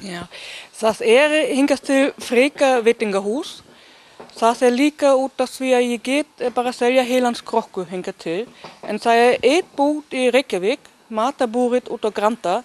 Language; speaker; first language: Icelandic; non-native, learner; Danish